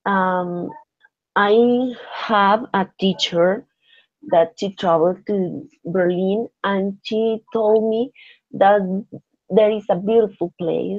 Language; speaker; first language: English; non-native, learner; Spanish